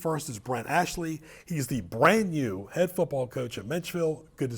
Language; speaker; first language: English; native; English